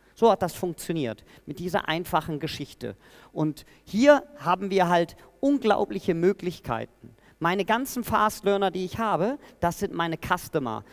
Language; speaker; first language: German; native; German